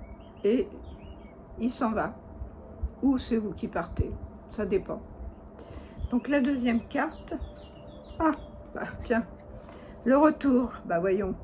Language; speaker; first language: French; native; French